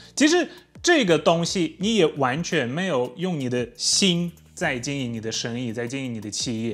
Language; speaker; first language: Chinese; non-native, fluent; Polish